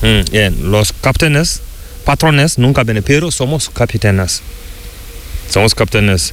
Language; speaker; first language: Spanish; non-native, learner; Fula